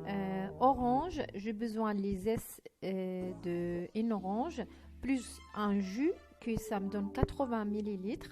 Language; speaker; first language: French; non-native, fluent; Arabic